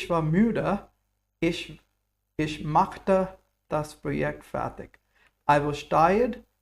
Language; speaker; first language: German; non-native, fluent; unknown